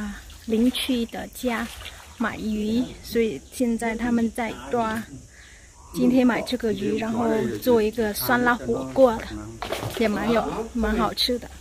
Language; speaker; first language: Chinese; non-native, fluent; Vietnamese